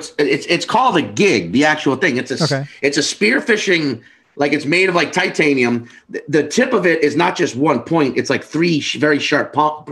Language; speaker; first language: English; native; English